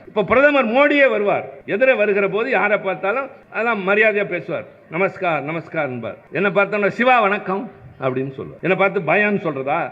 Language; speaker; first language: Tamil; native; Tamil